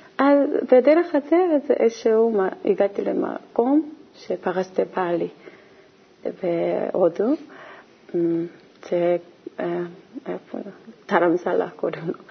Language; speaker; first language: Hebrew; non-native, learner; Korean